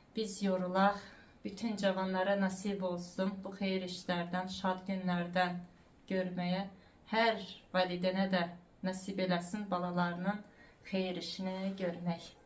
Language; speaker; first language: Azerbaijani; early bilingual, heritage; Azerbaijani